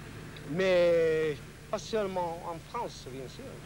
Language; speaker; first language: French; non-native, fluent; Hungarian